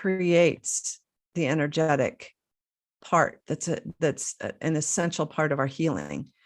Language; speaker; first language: English; native; English